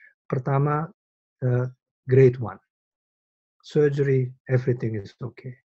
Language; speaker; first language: English; non-native, fluent; Indonesian